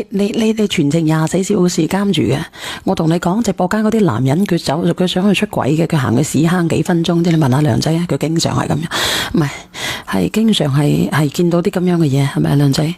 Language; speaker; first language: Cantonese; native; Cantonese